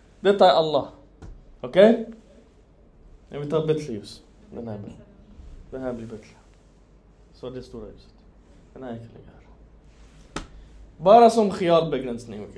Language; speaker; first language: Swedish; non-native, fluent; Persian